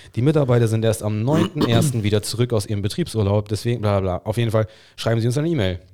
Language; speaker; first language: German; non-native, fluent; English